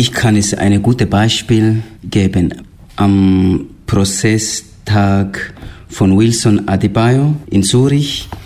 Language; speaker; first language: German; non-native, fluent; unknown